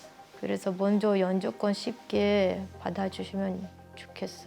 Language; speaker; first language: Korean; early bilingual, heritage; Russian